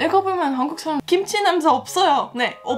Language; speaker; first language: Korean; non-native, fluent; Estonian